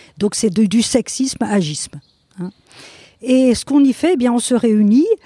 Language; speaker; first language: French; non-native, fluent; Spanish